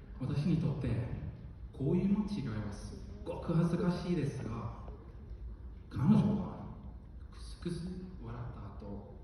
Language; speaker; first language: Japanese; non-native, fluent; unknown